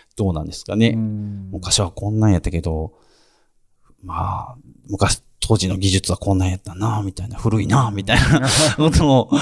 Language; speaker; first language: Japanese; native; Japanese